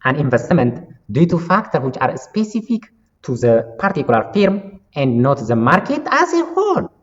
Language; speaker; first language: English; non-native, local second language; Amharic